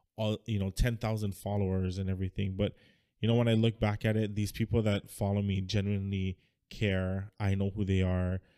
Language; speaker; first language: English; native; English